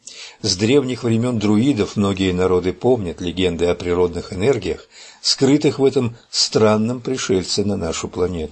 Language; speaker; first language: Russian; native; Russian